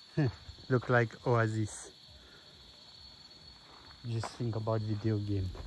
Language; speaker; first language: English; non-native, learner; French